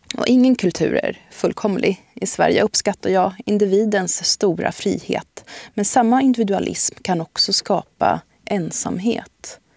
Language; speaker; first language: Swedish; early bilingual, other home language; Arabic